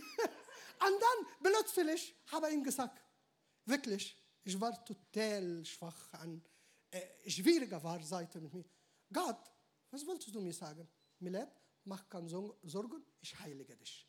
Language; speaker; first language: German; non-native, learner; Arabic